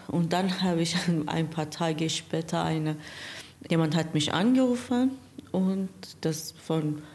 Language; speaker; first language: German; non-native, learner; Persian